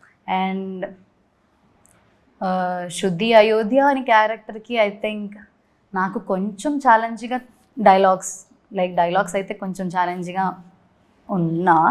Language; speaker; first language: Telugu; non-native, learner; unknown